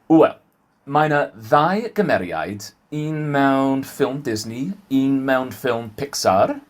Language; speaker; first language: Welsh; non-native, learner; English